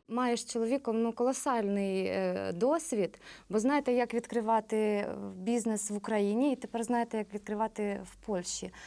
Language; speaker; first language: Ukrainian; native; Ukrainian